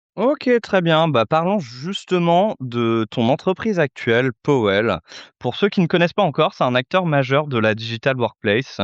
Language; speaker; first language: French; native; French